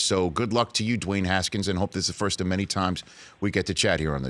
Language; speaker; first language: English; native; English